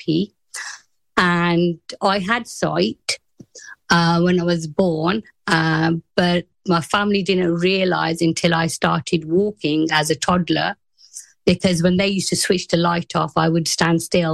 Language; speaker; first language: English; native; English